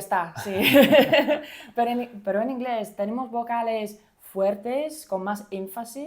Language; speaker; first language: Spanish; non-native, fluent; English